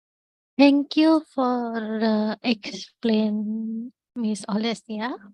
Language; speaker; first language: English; non-native, learner; Indonesian